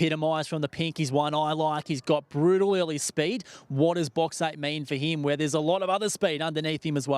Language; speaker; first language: English; native; English